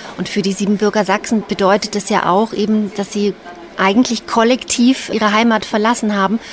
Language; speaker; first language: German; native; German